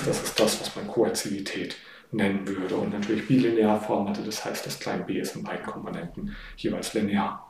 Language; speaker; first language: German; native; German